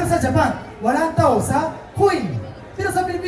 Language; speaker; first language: Filipino; non-native, fluent; Japanese